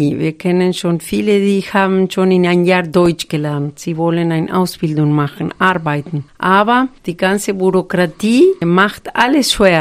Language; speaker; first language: German; non-native, learner; Spanish